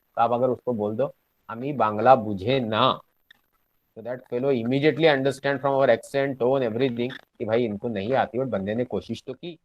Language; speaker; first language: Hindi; non-native, local second language; Marathi